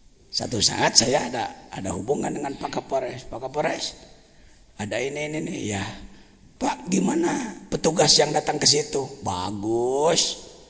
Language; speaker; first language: Malay; non-native, local second language; Sundanese